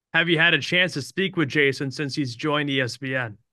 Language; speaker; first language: English; native; English